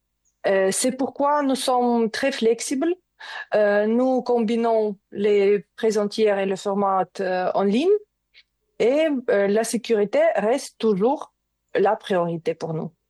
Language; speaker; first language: French; non-native, learner; Ukrainian